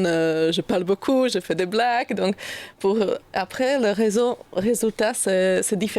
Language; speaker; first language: French; non-native, learner; Slovak